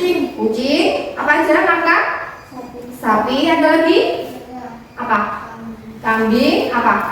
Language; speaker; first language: Malay; native; Malay